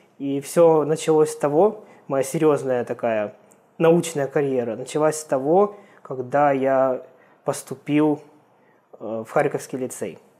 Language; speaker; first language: Russian; native; Russian